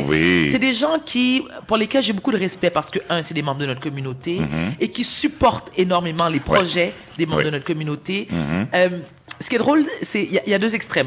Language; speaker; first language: French; native; French